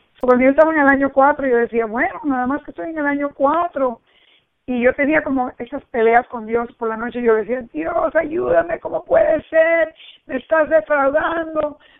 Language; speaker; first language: Spanish; early bilingual, heritage; Spanish